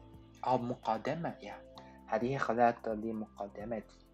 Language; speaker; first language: Arabic; non-native, fluent; Chinese